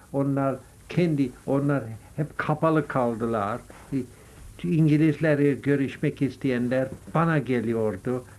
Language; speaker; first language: Turkish; non-native, fluent; English